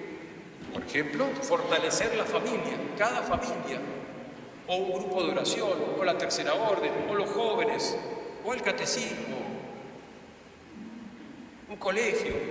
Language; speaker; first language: Spanish; native; Spanish